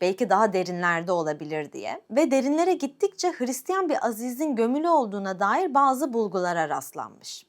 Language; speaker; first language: Turkish; native; Turkish